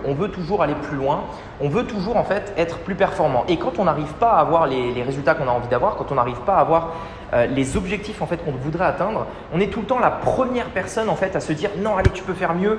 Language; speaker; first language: French; native; French